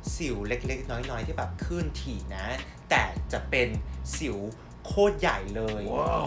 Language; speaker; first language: Thai; non-native, fluent; Chinese